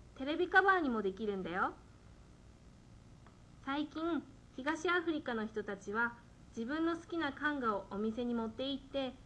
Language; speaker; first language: Japanese; native; Japanese